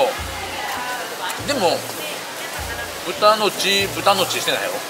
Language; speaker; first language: Japanese; native; Japanese